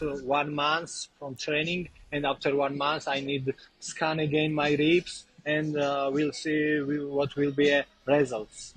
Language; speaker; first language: English; non-native, learner; Georgian